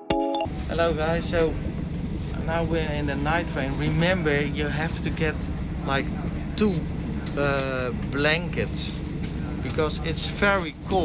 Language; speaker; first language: English; non-native, learner; Dutch